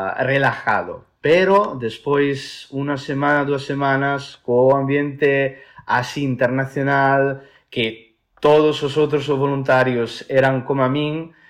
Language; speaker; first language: Galician; non-native, fluent; Italian